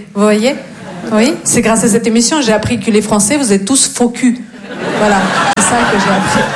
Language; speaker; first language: French; non-native, fluent; Russian